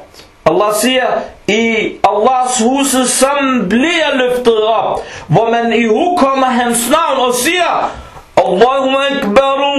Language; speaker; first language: Danish; non-native, local second language; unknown